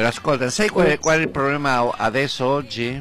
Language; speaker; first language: Italian; early bilingual, heritage; Spanish